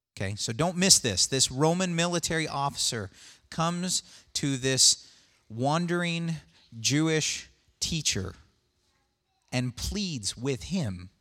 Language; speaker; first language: English; native; English